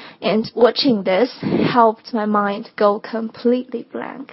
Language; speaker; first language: English; non-native, fluent; Chinese